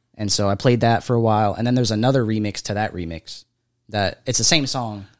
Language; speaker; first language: English; native; English